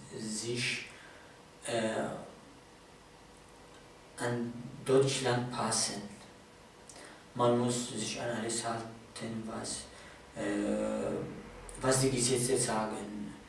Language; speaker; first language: German; non-native, fluent; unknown